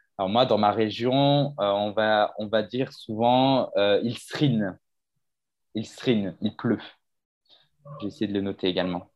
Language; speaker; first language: French; native; French